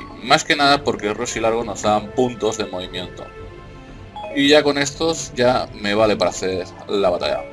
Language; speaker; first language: Spanish; native; Spanish